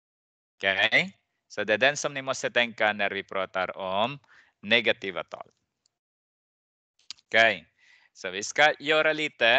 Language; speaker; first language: Swedish; non-native, fluent; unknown